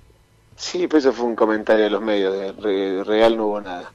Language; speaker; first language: Spanish; native; Spanish